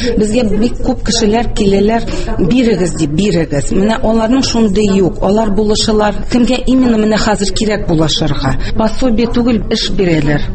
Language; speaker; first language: Tatar; non-native, local second language; Russian